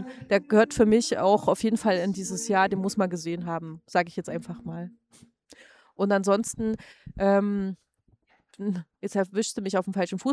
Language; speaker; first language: German; native; German